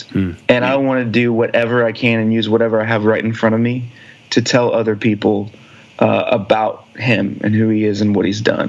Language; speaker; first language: English; native; English